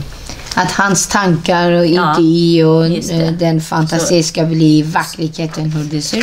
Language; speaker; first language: Swedish; non-native, fluent; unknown